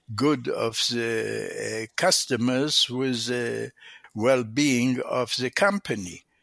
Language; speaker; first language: English; non-native, fluent; Hebrew